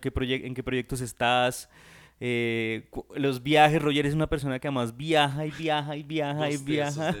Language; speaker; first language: Spanish; native; Spanish